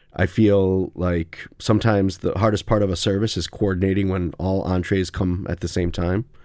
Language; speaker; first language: English; native; English